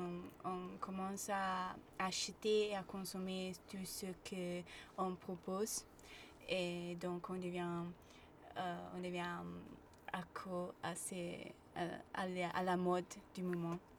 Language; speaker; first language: French; non-native, learner; Italian